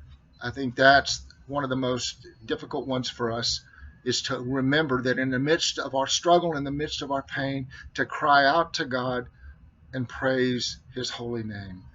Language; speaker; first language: English; native; English